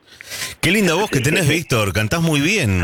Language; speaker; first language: Spanish; native; Spanish